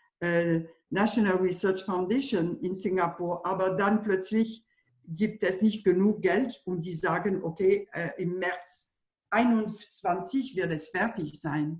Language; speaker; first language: German; non-native, fluent; French